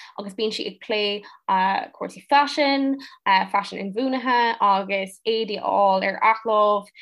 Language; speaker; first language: Irish; non-native, local second language; English